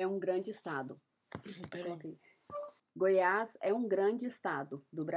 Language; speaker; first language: Portuguese; native; Portuguese